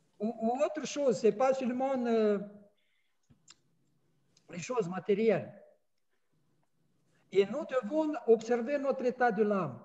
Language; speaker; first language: French; non-native, fluent; Romanian